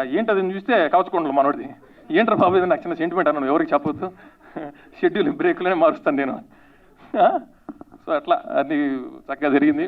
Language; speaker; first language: Telugu; native; Telugu